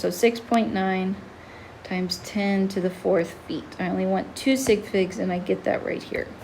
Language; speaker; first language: English; native; English